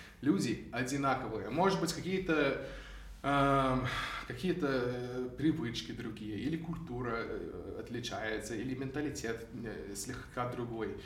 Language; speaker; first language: Russian; non-native, fluent; English